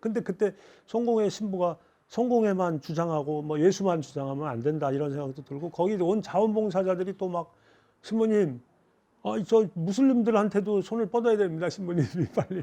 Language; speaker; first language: Korean; native; Korean